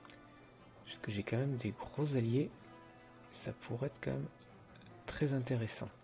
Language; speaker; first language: French; native; French